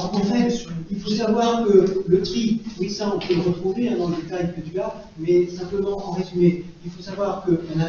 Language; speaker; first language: French; native; French